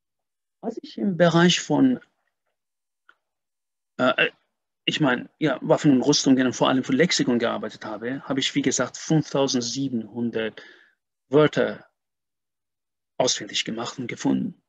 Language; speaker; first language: German; non-native, fluent; Persian